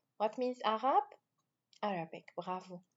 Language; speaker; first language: English; non-native, fluent; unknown